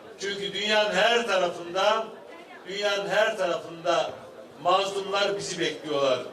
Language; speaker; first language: Turkish; native; Turkish